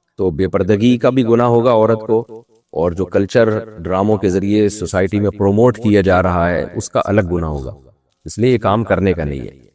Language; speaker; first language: Urdu; native; Urdu